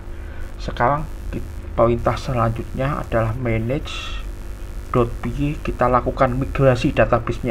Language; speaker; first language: Indonesian; native; Indonesian